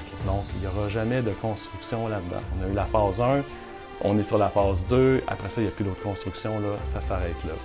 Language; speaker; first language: French; native; French